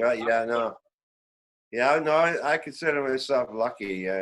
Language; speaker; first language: English; native; English